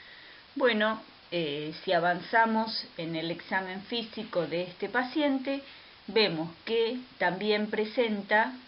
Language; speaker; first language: Spanish; native; Spanish